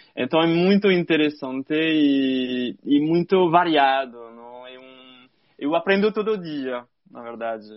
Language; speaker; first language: Portuguese; non-native, fluent; French